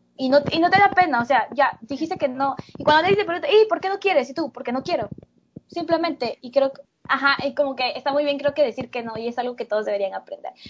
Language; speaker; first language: Spanish; native; Spanish